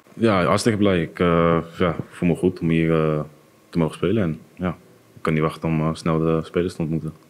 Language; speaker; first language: Dutch; native; Dutch